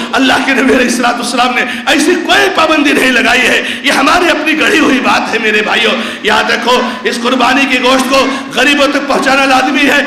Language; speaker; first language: Urdu; non-native, local second language; Konkani